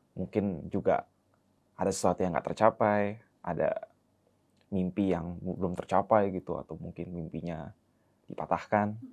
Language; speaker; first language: Indonesian; early bilingual, heritage; Indonesian